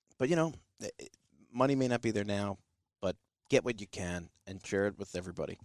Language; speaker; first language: English; native; English